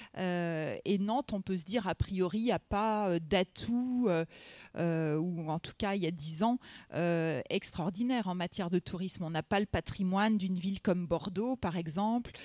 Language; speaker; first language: French; native; French